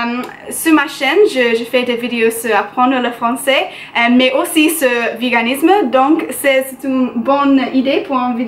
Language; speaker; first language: French; non-native, learner; English